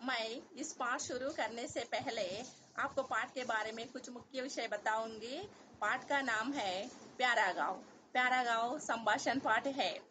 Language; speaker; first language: Hindi; non-native, local second language; Telugu